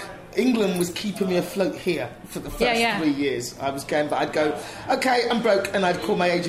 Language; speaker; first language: English; native; English